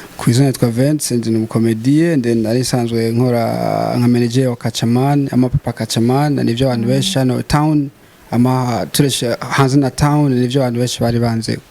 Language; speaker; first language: Rundi; early bilingual, heritage; Rundi